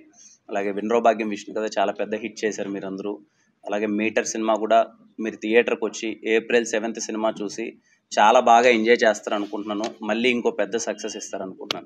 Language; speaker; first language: Telugu; native; Telugu